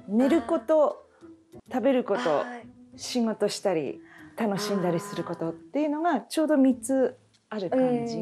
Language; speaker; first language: Japanese; native; Japanese